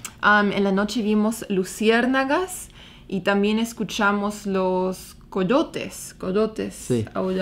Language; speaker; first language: Spanish; native; Spanish